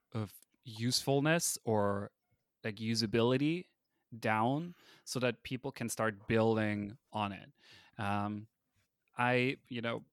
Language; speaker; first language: English; non-native, fluent; German